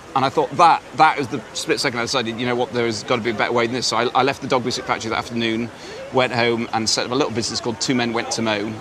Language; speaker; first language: English; native; English